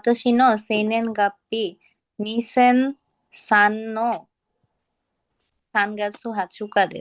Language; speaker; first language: Japanese; non-native, learner; Bangla